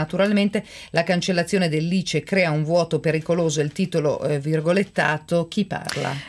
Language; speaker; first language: Italian; native; Italian